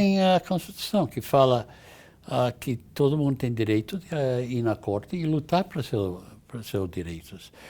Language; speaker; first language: Portuguese; non-native, fluent; English